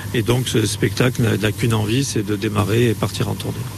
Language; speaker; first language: French; native; French